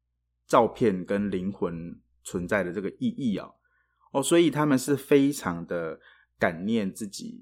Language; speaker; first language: Chinese; native; Chinese